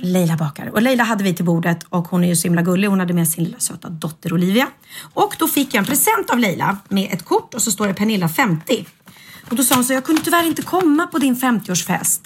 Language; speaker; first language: Swedish; native; Swedish